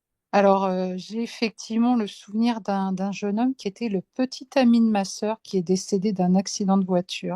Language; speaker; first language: French; native; French